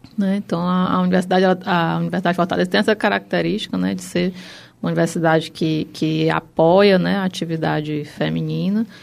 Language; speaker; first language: Portuguese; native; Portuguese